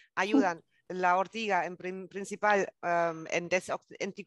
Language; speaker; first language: Spanish; non-native, fluent; German